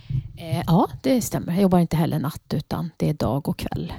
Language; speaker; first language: Swedish; non-native, fluent; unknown